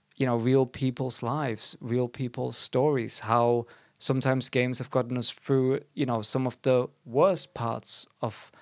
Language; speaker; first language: English; non-native, fluent; German